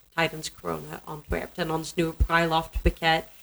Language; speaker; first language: Dutch; non-native, learner; English